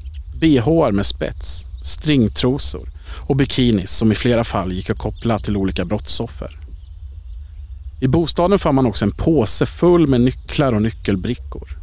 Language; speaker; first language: Swedish; native; Swedish